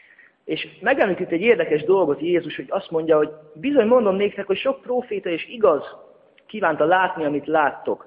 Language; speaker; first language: Hungarian; native; Hungarian